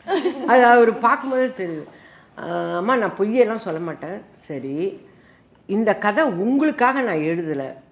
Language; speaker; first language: Tamil; native; Tamil